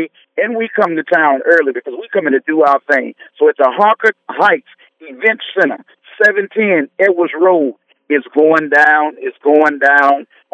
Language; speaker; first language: English; native; English